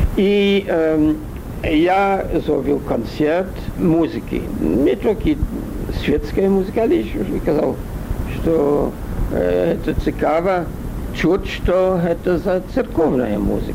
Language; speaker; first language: Belarusian; non-native, learner; French